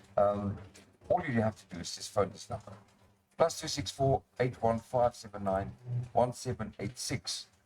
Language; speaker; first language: English; non-native, local second language; Afrikaans